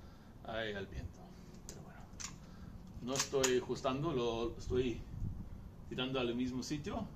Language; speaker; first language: Spanish; non-native, fluent; English